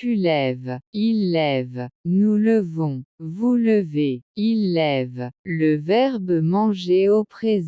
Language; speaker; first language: French; non-native, local second language; Arabic